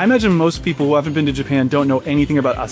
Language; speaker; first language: English; native; English